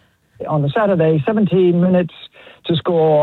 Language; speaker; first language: English; native; English